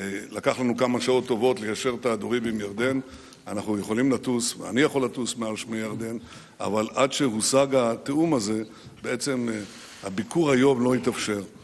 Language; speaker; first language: Hebrew; native; Hebrew